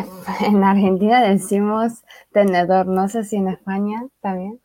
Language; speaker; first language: Spanish; early bilingual, other home language; Chinese